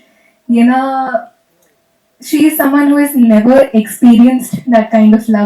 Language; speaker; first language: Tamil; non-native, learner; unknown